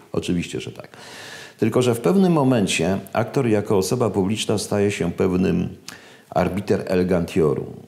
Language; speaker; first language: Polish; native; Polish